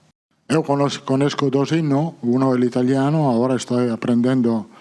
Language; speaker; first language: Portuguese; non-native, learner; Italian